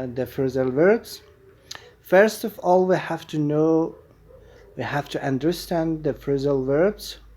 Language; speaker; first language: English; non-native, fluent; Persian